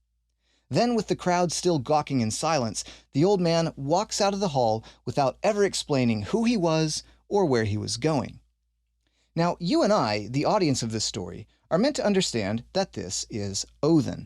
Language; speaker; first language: English; native; English